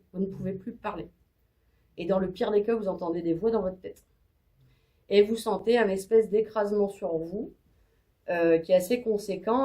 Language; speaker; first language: French; native; French